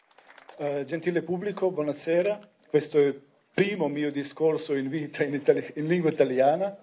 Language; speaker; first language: Italian; non-native, learner; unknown